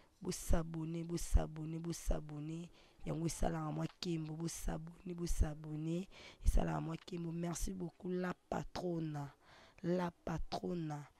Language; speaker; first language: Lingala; non-native, local second language; Swahili